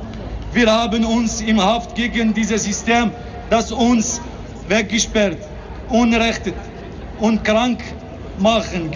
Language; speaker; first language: German; non-native, learner; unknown